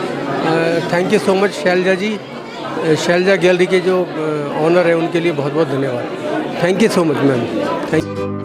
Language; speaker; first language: Hindi; native; Hindi